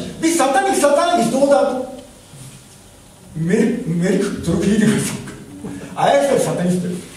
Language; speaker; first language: Mongolian; non-native, fluent; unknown